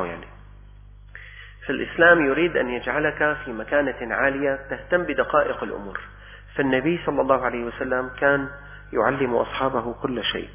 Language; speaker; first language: Arabic; native; Arabic